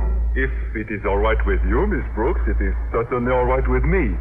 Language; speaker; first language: English; native; English